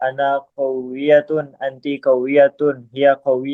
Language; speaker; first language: Arabic; non-native, learner; Indonesian